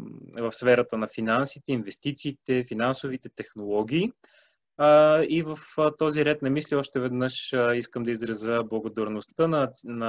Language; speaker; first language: Bulgarian; native; Bulgarian